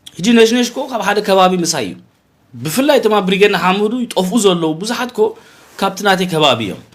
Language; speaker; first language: Tigrinya; early bilingual, heritage; Tigrinya